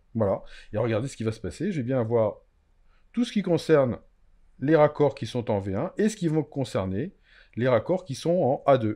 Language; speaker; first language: French; native; French